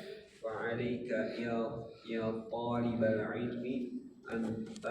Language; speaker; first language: Arabic; non-native, learner; Indonesian